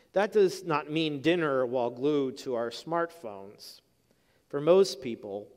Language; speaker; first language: English; native; English